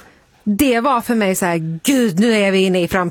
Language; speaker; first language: Swedish; native; Swedish